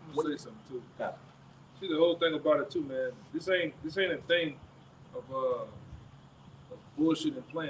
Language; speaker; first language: English; native; English